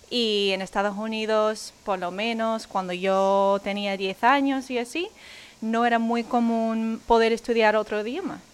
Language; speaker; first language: Spanish; non-native, fluent; English